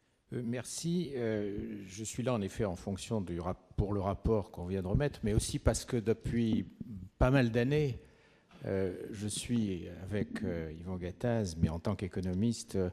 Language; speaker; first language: French; native; French